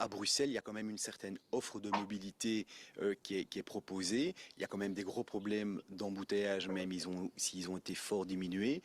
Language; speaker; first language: French; native; French